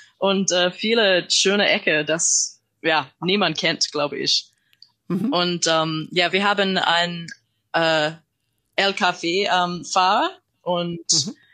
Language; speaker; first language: German; non-native, learner; English